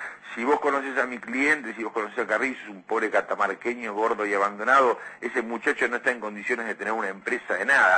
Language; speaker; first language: Spanish; native; Spanish